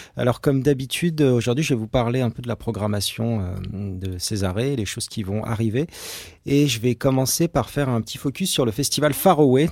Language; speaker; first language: French; native; French